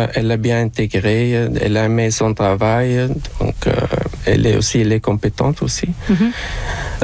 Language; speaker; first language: French; non-native, local second language; Arabic